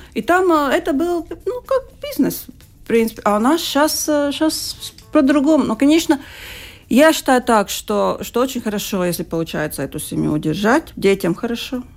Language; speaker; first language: Russian; non-native, local second language; Latvian